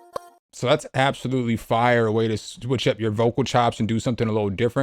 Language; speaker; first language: English; native; English